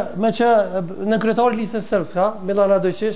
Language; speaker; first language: Albanian; native; Albanian